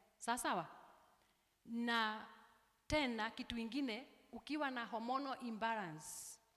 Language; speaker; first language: Swahili; non-native, local second language; Kikuyu